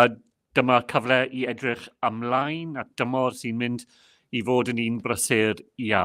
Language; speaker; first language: Welsh; non-native, local second language; English